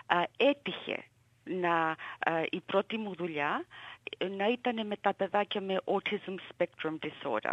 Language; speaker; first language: Greek; early bilingual, heritage; Greek